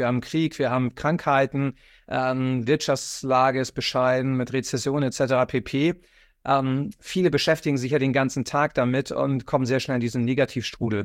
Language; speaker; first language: German; native; German